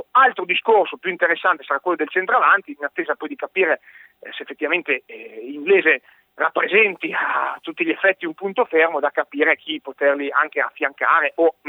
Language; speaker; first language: Italian; native; Italian